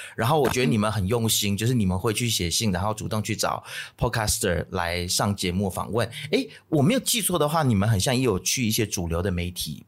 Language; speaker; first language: Chinese; native; Chinese